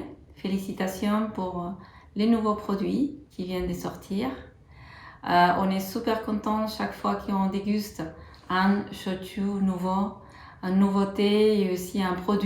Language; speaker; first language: French; non-native, fluent; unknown